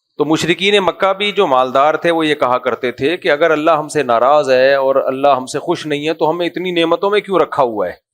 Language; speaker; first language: Urdu; native; Urdu